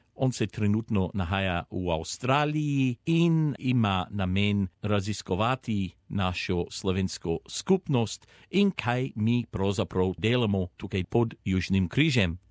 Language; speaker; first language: Slovenian; early bilingual, heritage; Slovenian